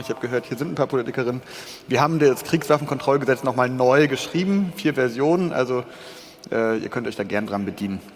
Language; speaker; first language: German; native; German